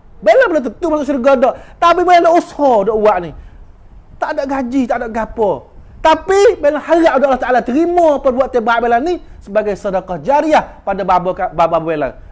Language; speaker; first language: Malay; native; Malay